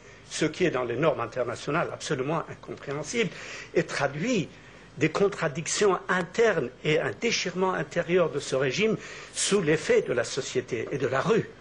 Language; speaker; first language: French; native; French